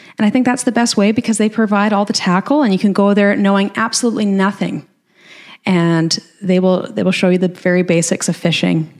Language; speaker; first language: English; native; English